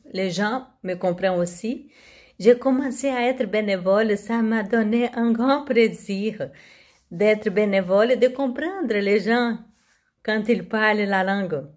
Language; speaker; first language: French; non-native, learner; Portuguese